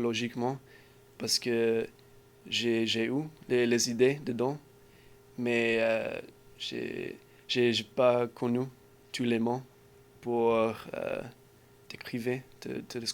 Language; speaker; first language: French; non-native, learner; English